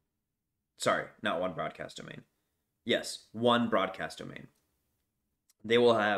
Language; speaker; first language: English; native; English